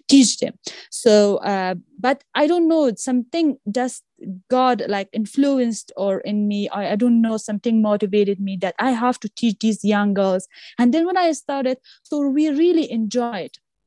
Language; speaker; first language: English; non-native, fluent; Persian